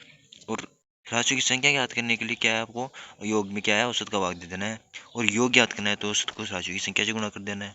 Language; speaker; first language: Hindi; native; Hindi